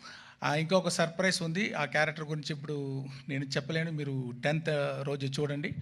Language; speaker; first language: Telugu; non-native, fluent; Tamil